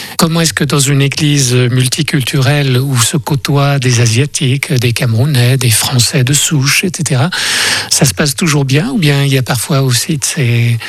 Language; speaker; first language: French; native; French